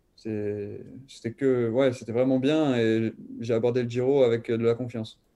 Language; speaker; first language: French; native; French